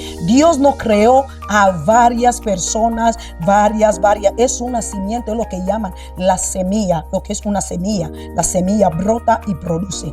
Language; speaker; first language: Spanish; non-native, local second language; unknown